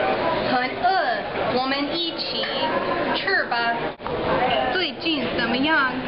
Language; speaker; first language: Chinese; non-native, learner; English